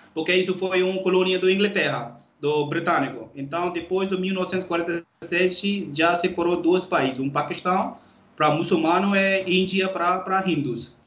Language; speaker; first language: Portuguese; non-native, learner; Urdu